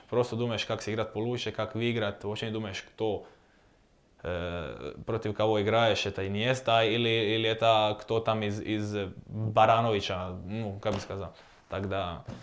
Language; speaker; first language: Russian; non-native, learner; Croatian